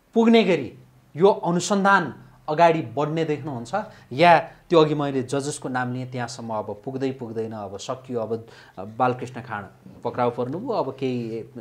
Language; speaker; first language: Nepali; native; Nepali